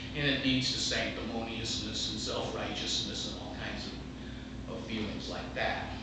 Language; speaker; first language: English; native; English